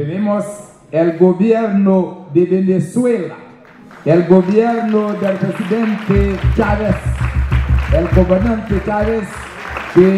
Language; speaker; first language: Spanish; non-native, learner; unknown